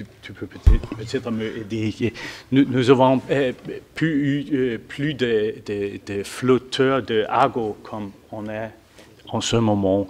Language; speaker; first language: French; non-native, fluent; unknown